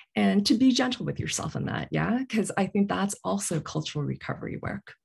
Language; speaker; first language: English; early bilingual, other home language; Korean